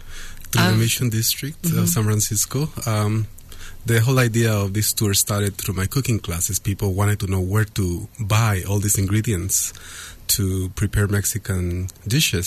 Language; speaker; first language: English; non-native, fluent; Spanish